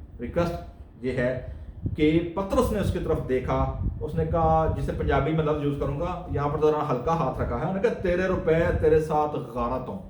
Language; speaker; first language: Urdu; non-native, local second language; Punjabi